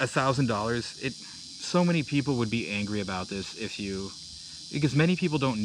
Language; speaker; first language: English; native; English